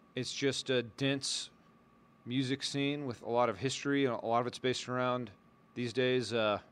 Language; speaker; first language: English; native; English